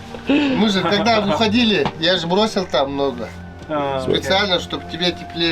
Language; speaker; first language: Russian; non-native, local second language; Yakut